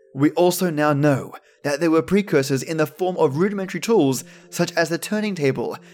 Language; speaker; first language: English; native; English